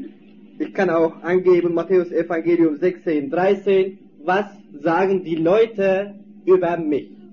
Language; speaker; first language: German; non-native, fluent; Turkish